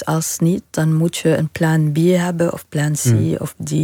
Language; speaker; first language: Dutch; non-native, fluent; Arabic